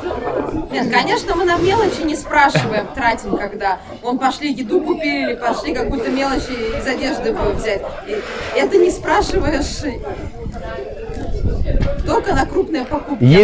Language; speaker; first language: Russian; native; Russian